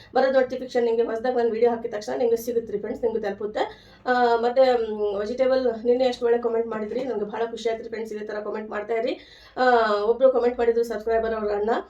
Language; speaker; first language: Kannada; native; Kannada